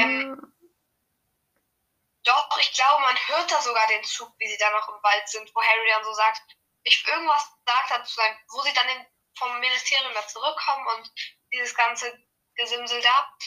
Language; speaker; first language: German; native; German